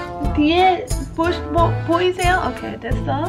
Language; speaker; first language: Korean; non-native, fluent; English